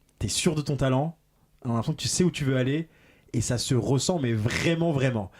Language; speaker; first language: French; native; French